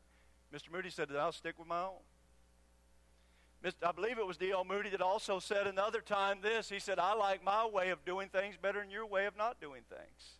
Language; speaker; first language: English; native; English